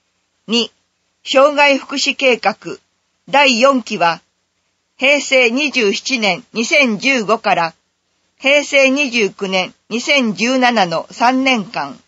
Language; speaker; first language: Japanese; native; Japanese